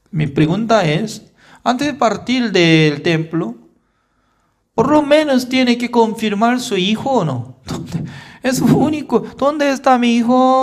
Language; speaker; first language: Spanish; non-native, fluent; Korean